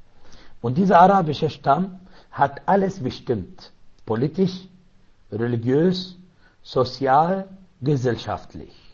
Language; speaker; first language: German; non-native, learner; Arabic